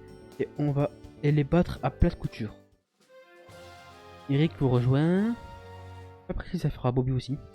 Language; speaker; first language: French; native; French